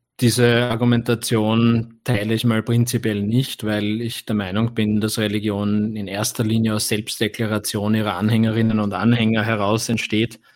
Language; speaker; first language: German; native; German